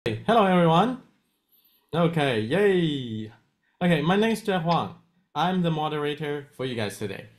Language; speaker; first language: English; non-native, fluent; Chinese